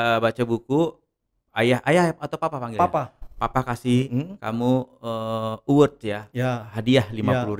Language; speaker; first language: Indonesian; native; Indonesian